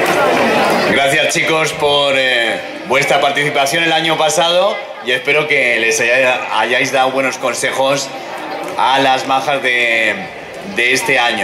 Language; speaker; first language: Spanish; native; Spanish